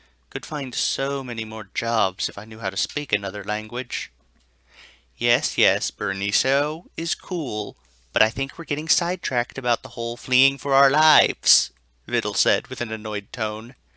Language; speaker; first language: English; native; English